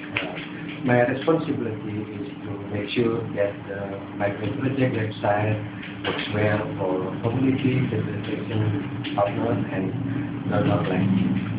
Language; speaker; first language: English; non-native, fluent; Indonesian